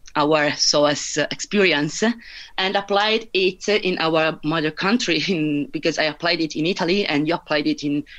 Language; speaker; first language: English; non-native, fluent; Italian